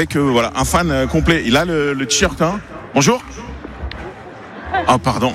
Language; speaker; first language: French; native; French